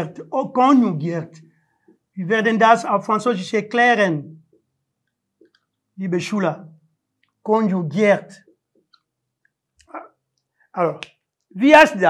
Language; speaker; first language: German; non-native, learner; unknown